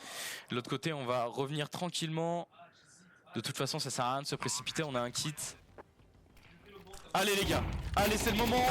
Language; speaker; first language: French; native; French